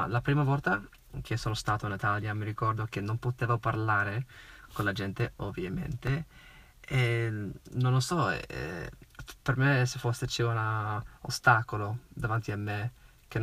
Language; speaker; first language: Italian; non-native, fluent; English